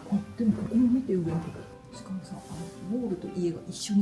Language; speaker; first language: Japanese; native; Japanese